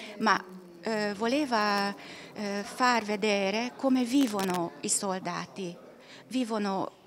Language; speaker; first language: Italian; non-native, learner; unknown